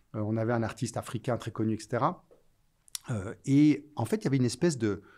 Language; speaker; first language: French; native; French